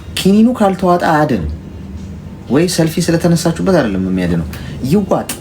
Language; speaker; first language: Amharic; native; Amharic